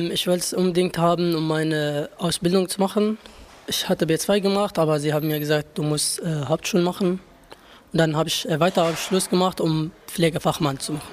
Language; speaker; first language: German; non-native, learner; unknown